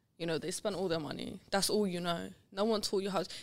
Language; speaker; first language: English; non-native, fluent; Lithuanian